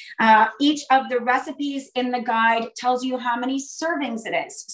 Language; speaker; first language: English; native; English